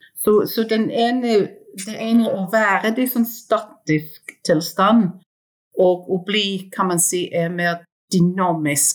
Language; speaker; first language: Norwegian; non-native, fluent; English